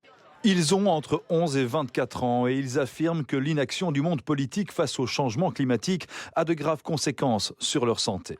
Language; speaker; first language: French; native; French